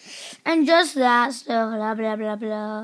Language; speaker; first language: English; native; English